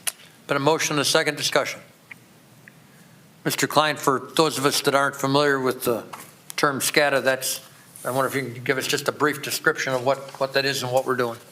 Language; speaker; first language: English; native; English